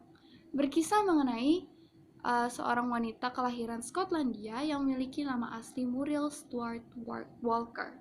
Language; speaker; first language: Indonesian; native; Indonesian